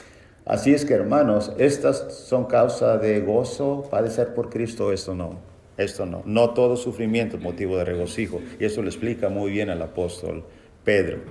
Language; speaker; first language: Spanish; native; Spanish